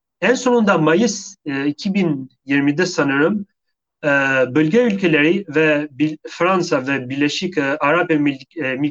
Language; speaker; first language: Turkish; non-native, fluent; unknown